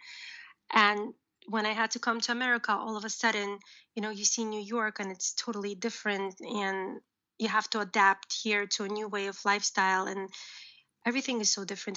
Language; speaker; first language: English; early bilingual, other home language; Uzbek